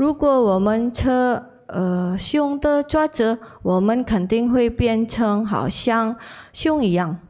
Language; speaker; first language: Chinese; non-native, learner; Indonesian